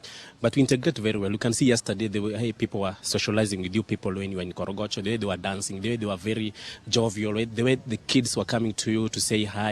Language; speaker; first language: English; non-native, local second language; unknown